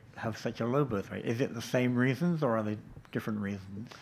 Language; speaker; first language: English; native; English